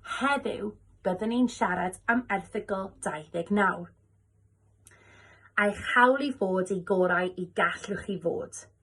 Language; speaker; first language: Welsh; non-native, local second language; English